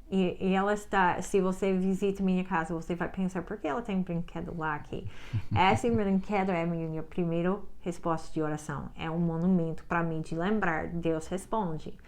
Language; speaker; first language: Portuguese; non-native, learner; English